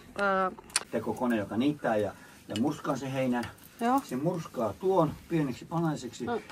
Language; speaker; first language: Finnish; native; Finnish